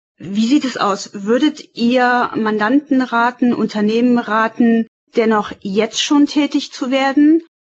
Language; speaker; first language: German; native; German